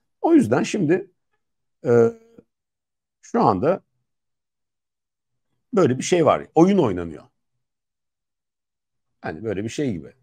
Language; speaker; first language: Turkish; native; Turkish